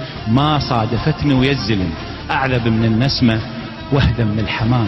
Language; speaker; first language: Arabic; native; Arabic